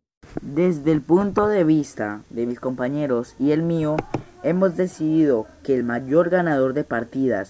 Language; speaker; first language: Spanish; native; Spanish